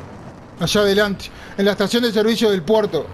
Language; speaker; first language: Spanish; native; Spanish